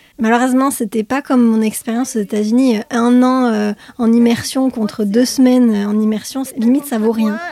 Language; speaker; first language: French; native; French